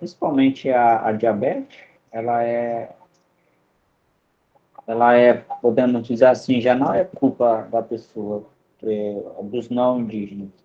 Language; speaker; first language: Portuguese; non-native, local second language; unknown